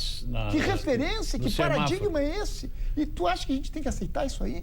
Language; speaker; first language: Portuguese; native; Portuguese